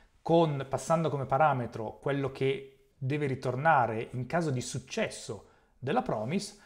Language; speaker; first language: Italian; native; Italian